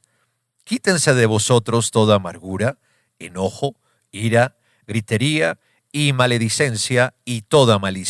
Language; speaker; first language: Spanish; native; Spanish